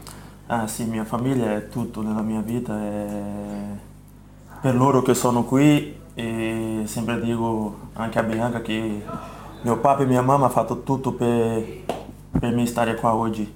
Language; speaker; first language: Italian; non-native, fluent; Portuguese